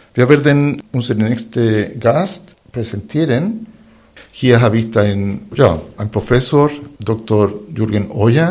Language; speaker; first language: German; non-native, fluent; Spanish